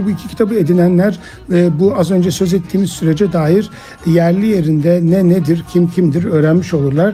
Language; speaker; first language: Turkish; native; Turkish